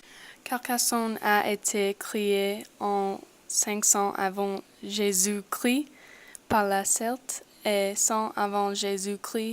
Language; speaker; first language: French; non-native, learner; English